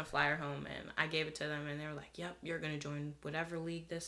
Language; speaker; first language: English; native; English